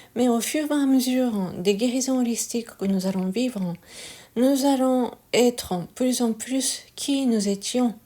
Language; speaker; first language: French; non-native, fluent; Japanese